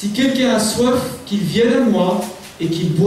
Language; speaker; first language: French; native; French